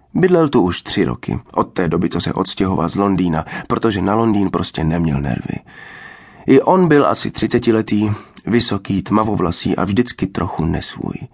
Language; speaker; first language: Czech; native; Czech